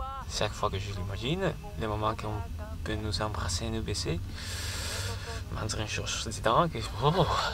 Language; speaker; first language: French; non-native, learner; Spanish